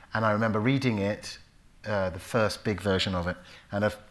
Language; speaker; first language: English; native; English